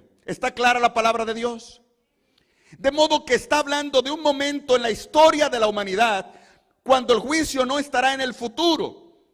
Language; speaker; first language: Spanish; native; Spanish